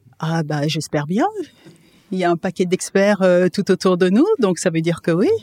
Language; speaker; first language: French; non-native, local second language; Wolof